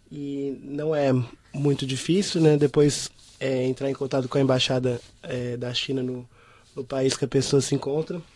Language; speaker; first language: Portuguese; native; Portuguese